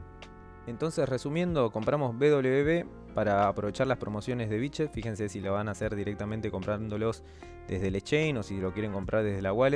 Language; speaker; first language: Spanish; native; Spanish